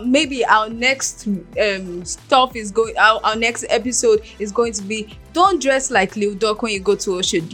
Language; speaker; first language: English; non-native, local second language; Yoruba